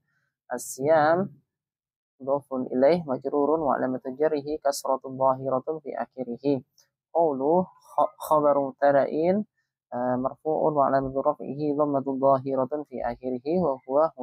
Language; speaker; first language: Arabic; non-native, fluent; Indonesian